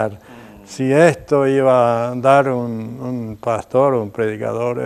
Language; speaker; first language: Spanish; non-native, local second language; Plautdietsch